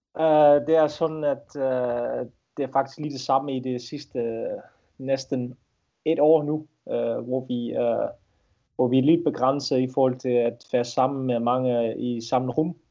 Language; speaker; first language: Danish; non-native, fluent; Dutch